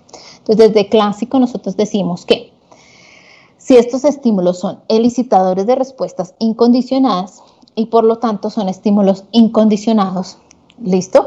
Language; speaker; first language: Spanish; native; Spanish